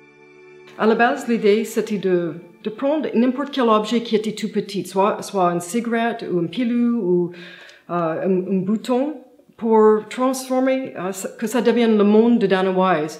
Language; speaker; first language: French; non-native, fluent; English